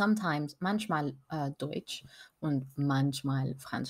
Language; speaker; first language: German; non-native, learner; French